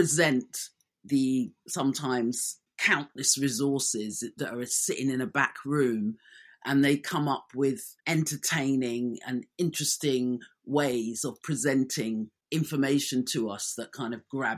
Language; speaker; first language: English; native; English